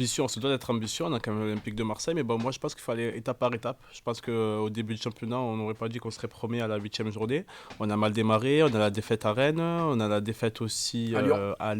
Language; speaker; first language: French; native; French